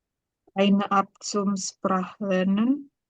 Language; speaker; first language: German; non-native, learner; Indonesian